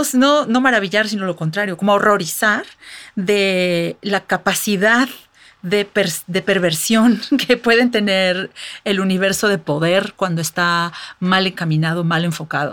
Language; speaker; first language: Spanish; native; Spanish